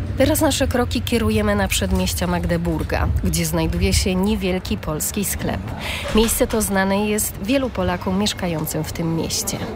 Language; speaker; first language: Polish; non-native, fluent; Georgian